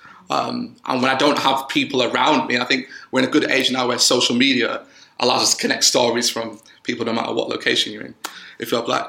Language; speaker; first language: English; native; English